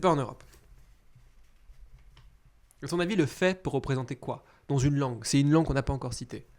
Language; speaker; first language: French; native; French